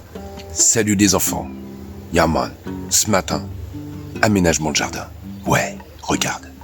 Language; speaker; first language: French; native; French